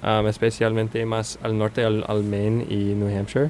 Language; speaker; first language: Spanish; non-native, learner; English